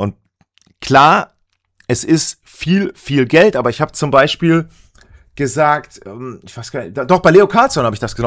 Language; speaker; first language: German; native; German